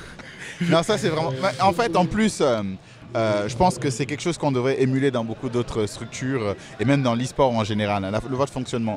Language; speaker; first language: French; native; French